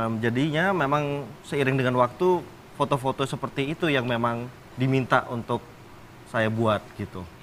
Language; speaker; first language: Indonesian; native; Indonesian